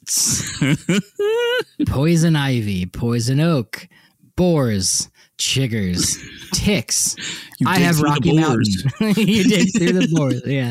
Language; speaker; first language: English; native; English